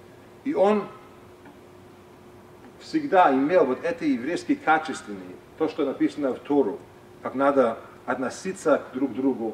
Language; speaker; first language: Russian; non-native, fluent; English